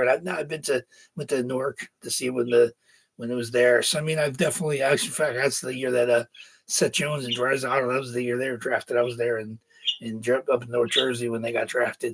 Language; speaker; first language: English; native; English